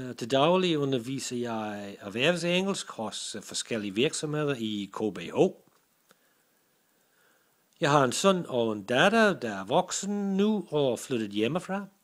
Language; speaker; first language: Danish; non-native, fluent; English